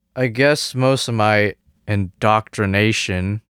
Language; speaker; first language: English; early bilingual, other home language; Cantonese